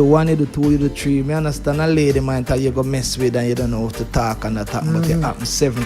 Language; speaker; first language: English; native; English